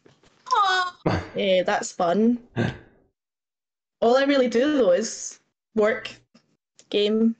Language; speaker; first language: English; native; English